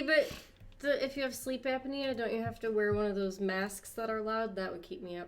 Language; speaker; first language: English; native; English